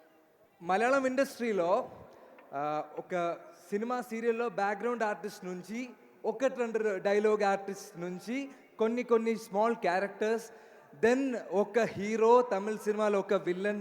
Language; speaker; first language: Telugu; non-native, learner; Malayalam